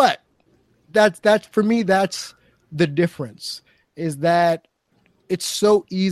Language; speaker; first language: English; native; English